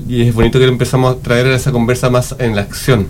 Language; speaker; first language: Spanish; native; Spanish